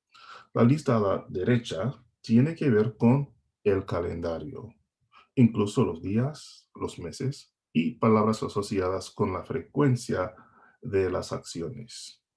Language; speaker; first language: Spanish; non-native, fluent; English